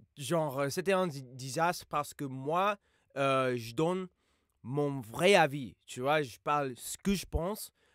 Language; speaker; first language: French; non-native, fluent; English